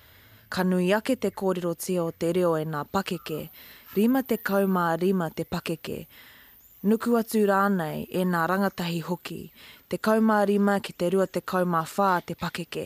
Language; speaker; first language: Māori; non-native, local second language; English